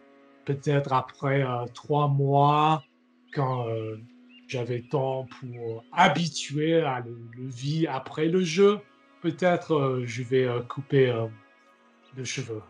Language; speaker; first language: French; non-native, learner; English